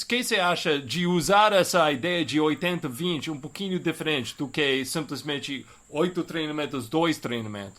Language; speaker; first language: Portuguese; non-native, fluent; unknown